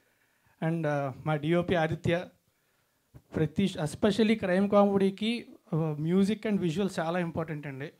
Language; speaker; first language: Telugu; native; Telugu